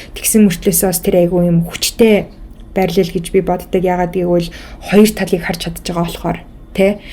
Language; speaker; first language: Mongolian; early bilingual, heritage; Mongolian